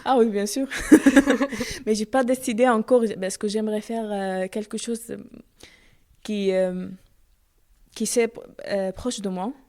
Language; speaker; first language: French; non-native, learner; Arabic